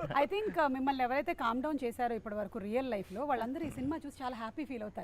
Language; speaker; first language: Telugu; native; Telugu